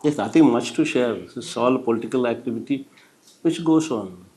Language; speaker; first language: English; non-native, local second language; Telugu